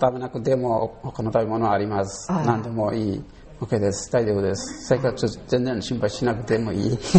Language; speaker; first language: Japanese; non-native, learner; Bangla